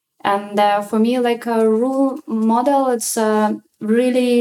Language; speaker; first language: English; non-native, learner; Russian